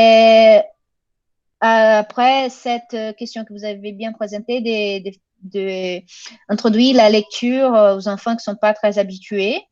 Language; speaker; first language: French; non-native, fluent; Portuguese